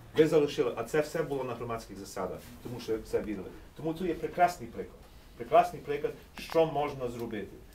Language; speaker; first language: Ukrainian; early bilingual, heritage; English